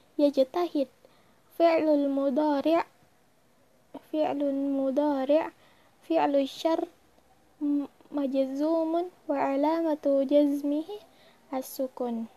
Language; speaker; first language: Arabic; non-native, fluent; Malay